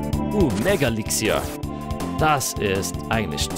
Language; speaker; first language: German; non-native, fluent; English